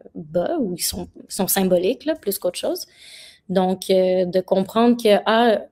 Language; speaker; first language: French; native; French